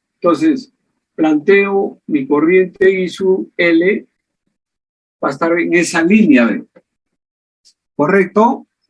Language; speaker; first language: Spanish; native; Spanish